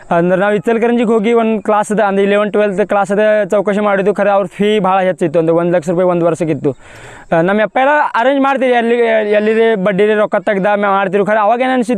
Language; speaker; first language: Kannada; non-native, local second language; Marathi